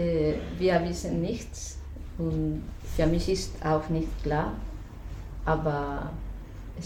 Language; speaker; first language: German; non-native, fluent; Spanish